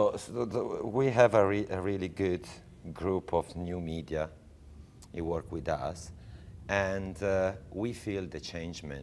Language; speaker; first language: English; non-native, learner; Italian